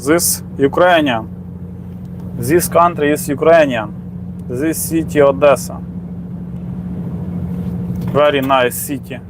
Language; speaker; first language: English; non-native, learner; Ukrainian